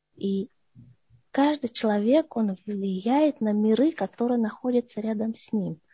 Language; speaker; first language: Russian; early bilingual, heritage; Russian